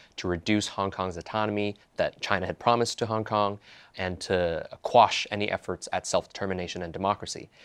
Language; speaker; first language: English; non-native, local second language; Cantonese